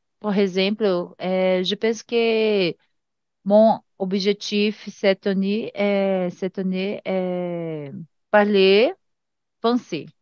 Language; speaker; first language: French; non-native, learner; Portuguese